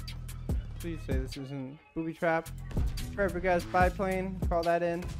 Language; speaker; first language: English; native; English